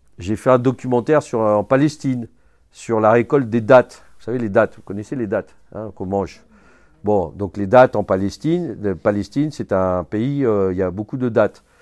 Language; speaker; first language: French; early bilingual, other home language; Bangla